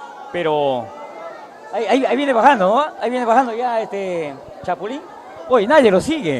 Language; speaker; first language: Spanish; native; Spanish